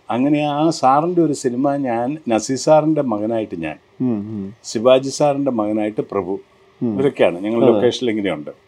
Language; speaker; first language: Malayalam; native; Malayalam